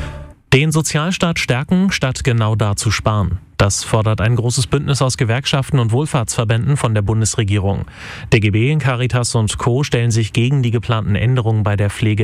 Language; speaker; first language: German; native; German